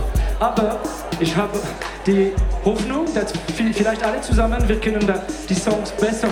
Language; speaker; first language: German; non-native, local second language; French